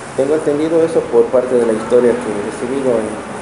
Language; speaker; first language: Spanish; native; Spanish